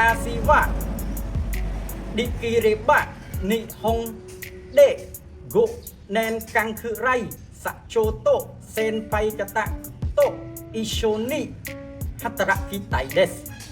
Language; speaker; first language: Japanese; non-native, learner; Khmer